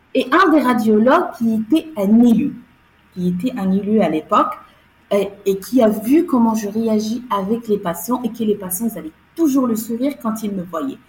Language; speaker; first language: French; non-native, local second language; Arabic